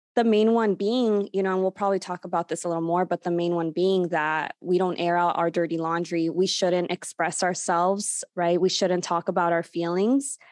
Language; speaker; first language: English; native; English